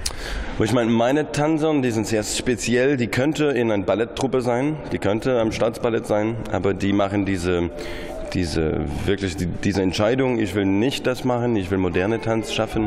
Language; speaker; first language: German; non-native, fluent; English